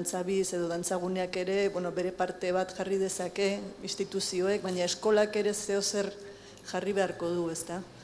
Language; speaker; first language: Basque; native; Basque